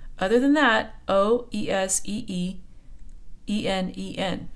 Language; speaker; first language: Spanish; non-native, fluent; English